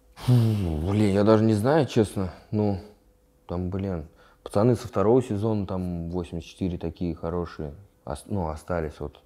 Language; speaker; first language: Russian; native; Russian